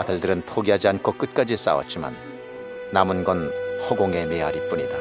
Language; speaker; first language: Korean; native; Korean